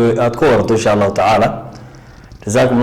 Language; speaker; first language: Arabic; non-native, local second language; Somali